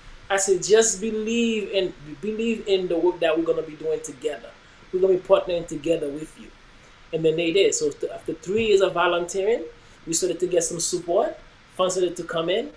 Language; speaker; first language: English; early bilingual, other home language; Haitian Creole